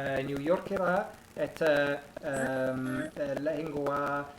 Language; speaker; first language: Basque; non-native, learner; English